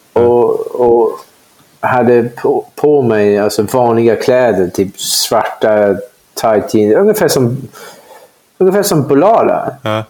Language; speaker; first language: Swedish; non-native, fluent; English